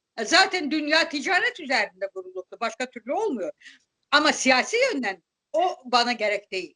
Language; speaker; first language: Turkish; non-native, fluent; Azerbaijani